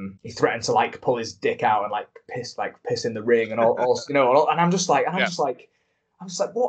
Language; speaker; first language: English; native; English